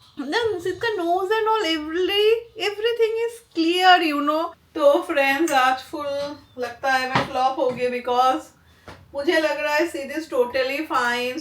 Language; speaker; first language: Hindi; non-native, local second language; Bangla